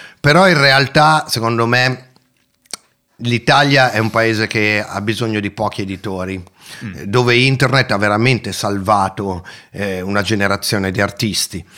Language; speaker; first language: Italian; native; Italian